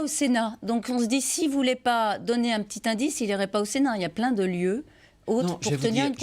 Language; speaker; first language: French; native; French